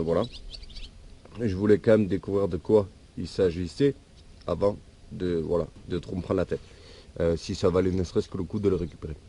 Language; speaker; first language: French; native; French